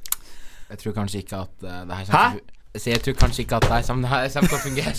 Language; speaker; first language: Norwegian; native; Norwegian